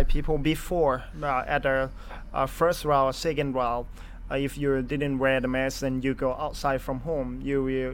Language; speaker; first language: English; non-native, fluent; Thai